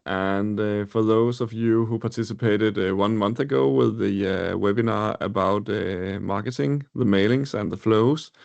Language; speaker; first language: English; non-native, fluent; Danish